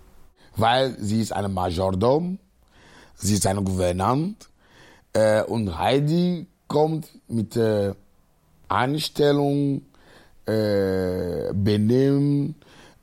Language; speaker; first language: German; non-native, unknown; Ewe